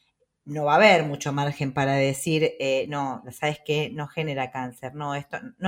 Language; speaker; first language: Spanish; native; Spanish